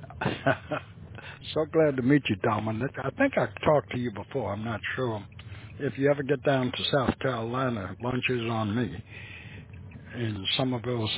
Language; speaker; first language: English; native; English